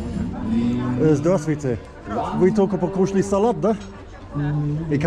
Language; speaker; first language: Russian; non-native, learner; English